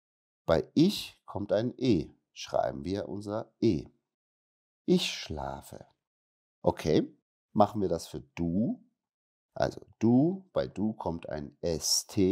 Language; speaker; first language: German; non-native, fluent; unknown